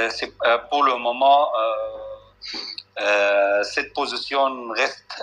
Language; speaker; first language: French; non-native, fluent; Arabic